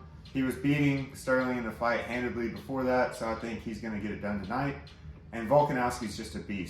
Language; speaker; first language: English; native; English